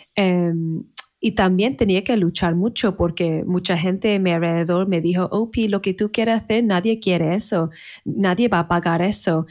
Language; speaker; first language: Spanish; non-native, fluent; English